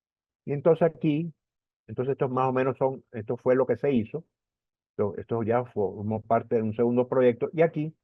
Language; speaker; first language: Spanish; native; Spanish